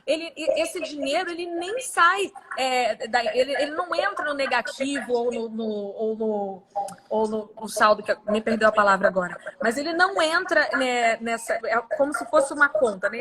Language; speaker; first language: Portuguese; native; Portuguese